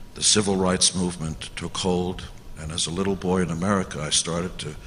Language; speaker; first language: English; early bilingual, other home language; Hungarian